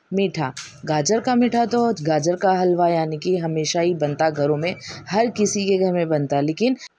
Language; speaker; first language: Hindi; native; Hindi